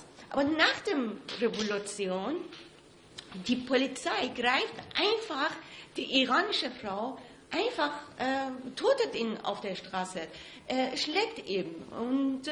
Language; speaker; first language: German; non-native, fluent; Persian